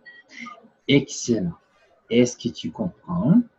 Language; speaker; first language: French; non-native, fluent; Portuguese